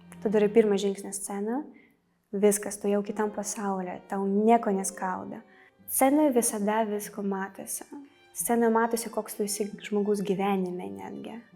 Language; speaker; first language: Lithuanian; non-native, fluent; Russian